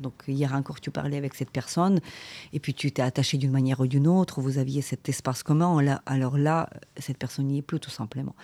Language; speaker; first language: French; non-native, fluent; Ukrainian